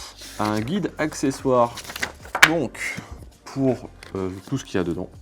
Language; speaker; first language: French; native; French